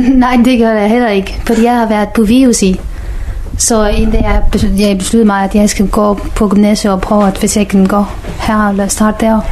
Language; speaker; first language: Danish; non-native, learner; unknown